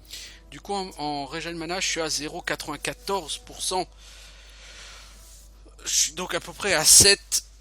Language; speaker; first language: French; native; French